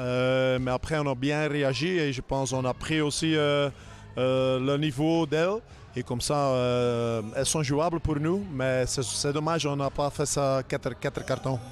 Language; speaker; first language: French; non-native, local second language; Dutch